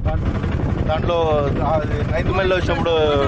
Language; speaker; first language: Telugu; native; Telugu